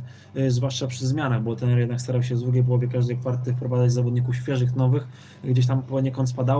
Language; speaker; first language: Polish; native; Polish